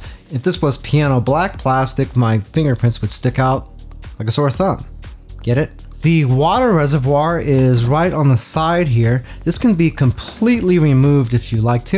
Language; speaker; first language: English; native; English